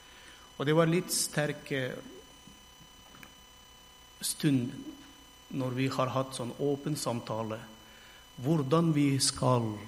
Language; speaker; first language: Norwegian; non-native, fluent; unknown